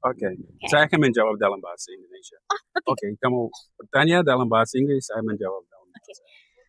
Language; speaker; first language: Indonesian; non-native, fluent; English